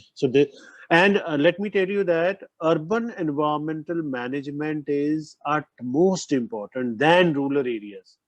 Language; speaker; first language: English; non-native, local second language; Punjabi